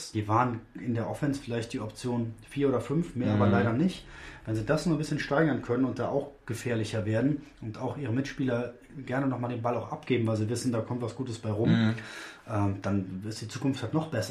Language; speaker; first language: German; native; German